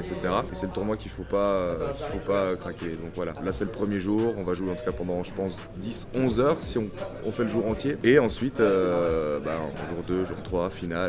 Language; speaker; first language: French; native; French